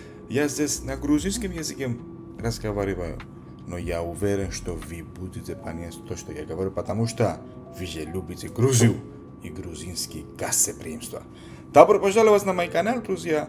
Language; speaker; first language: Russian; non-native, learner; Georgian